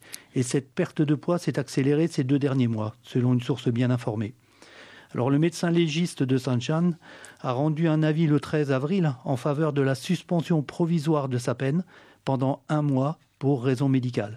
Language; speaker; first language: French; native; French